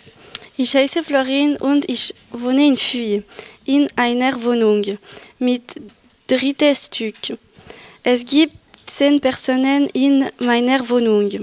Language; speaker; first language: German; non-native, learner; French